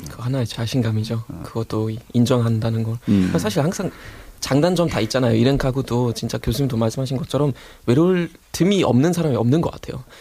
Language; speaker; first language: Korean; non-native, fluent; German